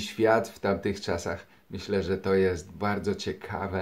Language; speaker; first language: Polish; native; Polish